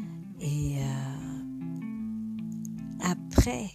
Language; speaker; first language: French; non-native, fluent; English